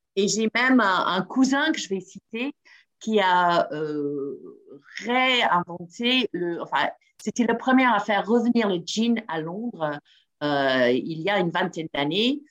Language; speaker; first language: French; non-native, fluent; English